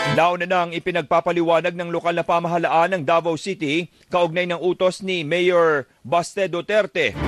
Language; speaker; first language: Filipino; native; Filipino